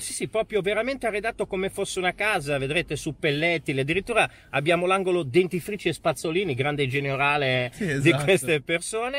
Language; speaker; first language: Italian; native; Italian